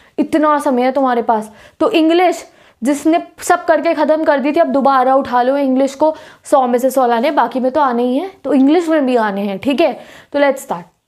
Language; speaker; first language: Hindi; native; Hindi